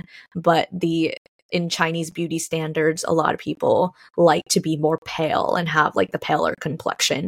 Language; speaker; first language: English; early bilingual, other home language; Chinese